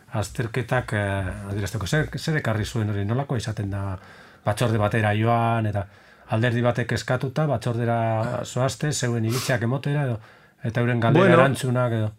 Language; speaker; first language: Basque; native; Basque